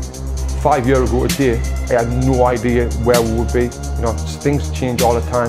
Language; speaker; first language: English; native; English